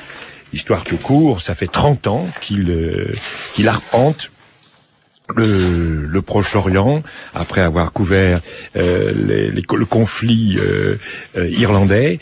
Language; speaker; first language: French; native; French